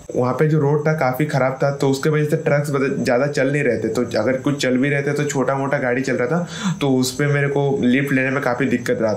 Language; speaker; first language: Hindi; non-native, local second language; Bangla